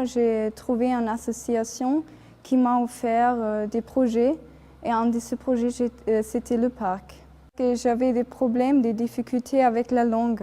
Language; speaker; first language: French; non-native, fluent; German